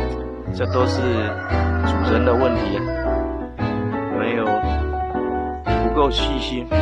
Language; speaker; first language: Chinese; native; Chinese